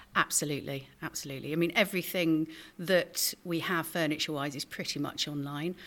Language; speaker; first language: English; native; English